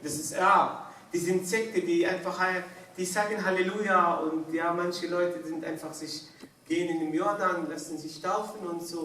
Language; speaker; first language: German; non-native, fluent; Arabic